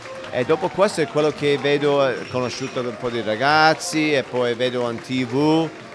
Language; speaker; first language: Italian; non-native, learner; English